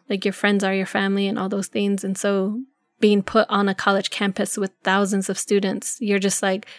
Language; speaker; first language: English; native; English